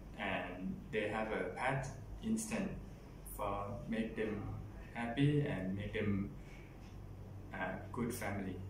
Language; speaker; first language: English; non-native, learner; Thai